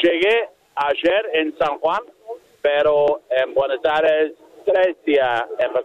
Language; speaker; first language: Spanish; non-native, learner; English